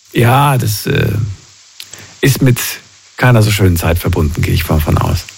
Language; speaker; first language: German; native; German